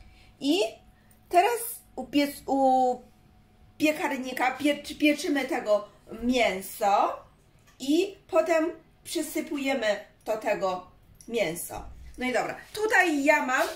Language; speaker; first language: Polish; non-native, learner; Chinese